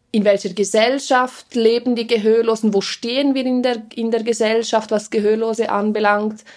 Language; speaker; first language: German; non-native, fluent; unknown